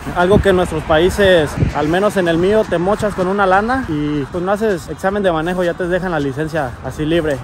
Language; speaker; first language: Spanish; native; Spanish